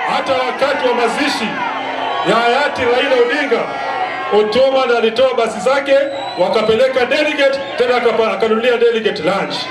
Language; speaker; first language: Swahili; non-native, local second language; Luyia